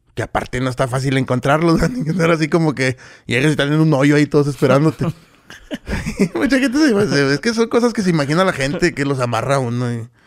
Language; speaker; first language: Spanish; native; Spanish